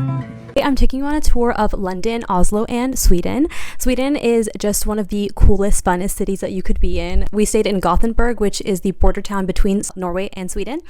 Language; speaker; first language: English; native; English